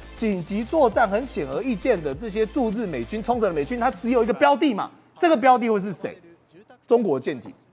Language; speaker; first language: Chinese; native; Chinese